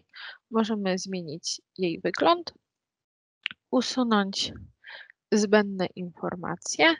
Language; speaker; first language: Polish; native; Polish